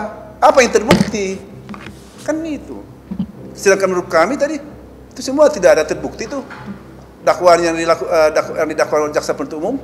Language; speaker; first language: Indonesian; native; Indonesian